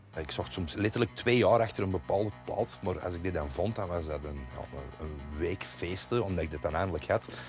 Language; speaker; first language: Dutch; native; Dutch